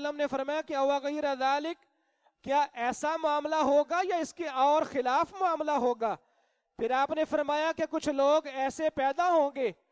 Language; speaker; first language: Urdu; non-native, local second language; Punjabi